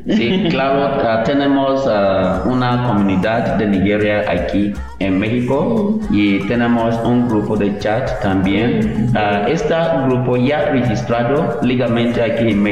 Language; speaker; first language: Spanish; non-native, learner; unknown